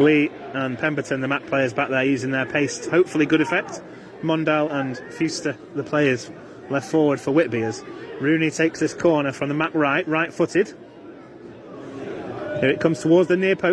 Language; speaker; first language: English; native; English